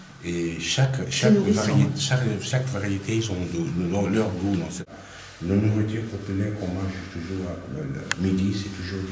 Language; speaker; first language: French; non-native, fluent; Arabic